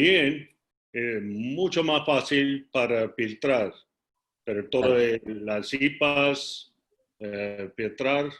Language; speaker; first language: Spanish; non-native, learner; English